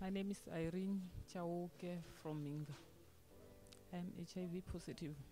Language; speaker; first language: English; non-native, local second language; Tsonga